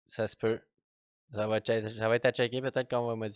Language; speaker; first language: French; native; French